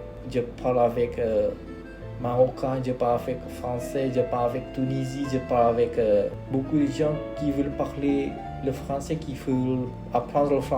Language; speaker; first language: French; non-native, learner; Indonesian